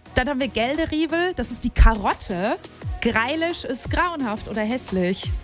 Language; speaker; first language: German; native; German